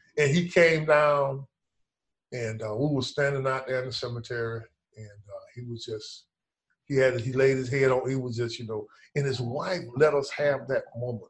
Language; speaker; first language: English; native; English